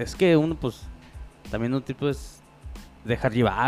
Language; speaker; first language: Spanish; early bilingual, heritage; Spanish